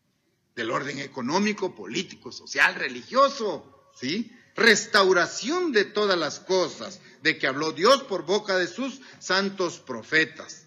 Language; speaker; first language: Spanish; native; Spanish